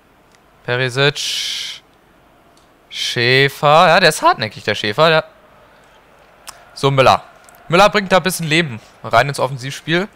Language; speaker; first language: German; native; German